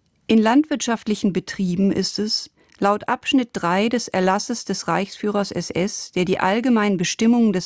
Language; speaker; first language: German; native; German